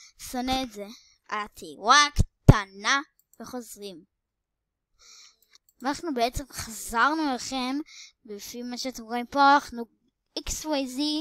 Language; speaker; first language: Hebrew; native; Hebrew